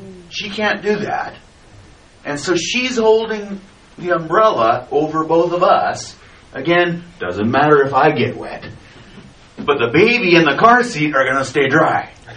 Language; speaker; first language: English; native; English